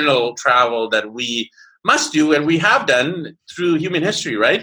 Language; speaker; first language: English; native; English